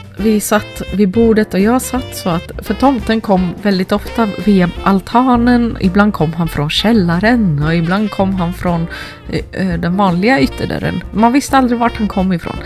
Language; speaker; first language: Swedish; early bilingual, other home language; Finnish